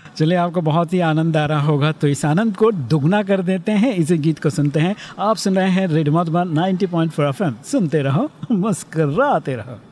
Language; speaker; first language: Hindi; native; Hindi